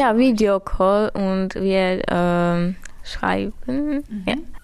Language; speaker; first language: German; non-native, learner; Armenian